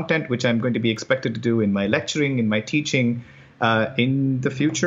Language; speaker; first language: English; non-native, local second language; Tamil